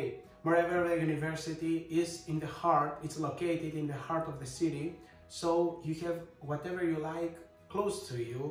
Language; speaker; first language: English; non-native, fluent; Greek